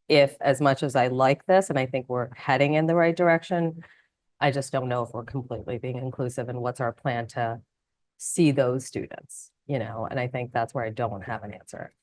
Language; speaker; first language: English; non-native, local second language; Malayalam